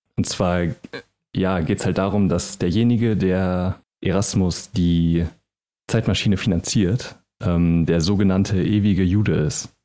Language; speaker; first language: German; native; German